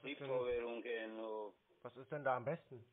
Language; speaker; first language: German; native; German